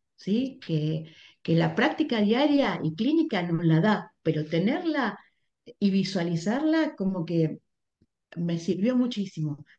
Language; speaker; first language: Spanish; native; Spanish